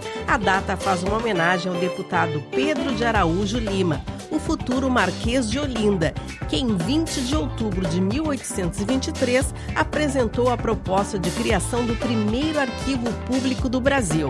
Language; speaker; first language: Portuguese; native; Portuguese